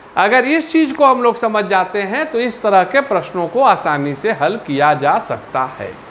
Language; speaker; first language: Hindi; native; Hindi